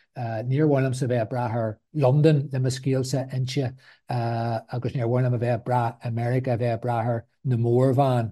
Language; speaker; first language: Irish; non-native, local second language; English